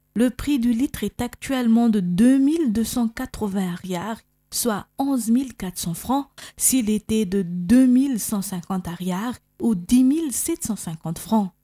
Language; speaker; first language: French; non-native, local second language; Malagasy